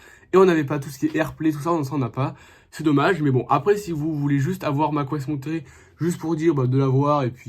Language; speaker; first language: French; native; French